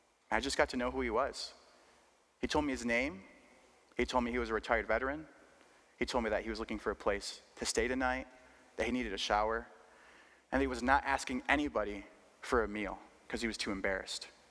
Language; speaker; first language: English; early bilingual, other home language; Spanish